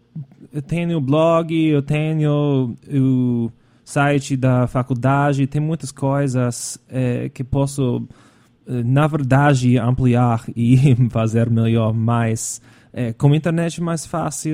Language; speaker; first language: Portuguese; non-native, fluent; English